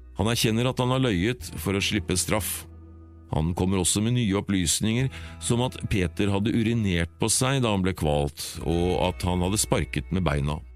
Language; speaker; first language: Norwegian; native; Norwegian